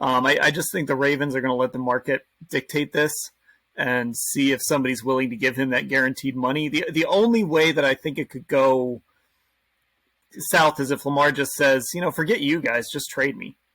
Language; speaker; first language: English; native; English